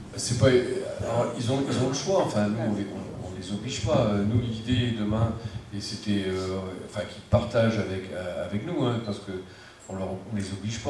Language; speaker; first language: French; native; French